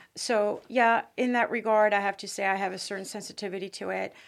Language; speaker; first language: English; early bilingual, other home language; French